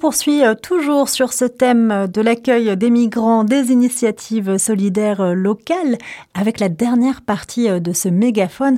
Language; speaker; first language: French; native; French